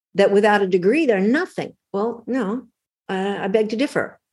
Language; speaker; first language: English; native; English